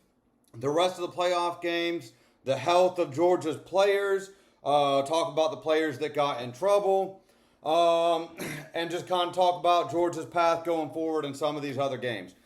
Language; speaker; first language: English; native; English